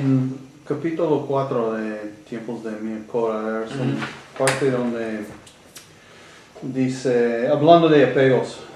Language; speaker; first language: Spanish; non-native, learner; English